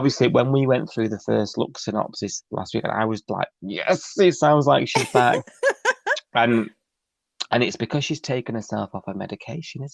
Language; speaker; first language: English; native; English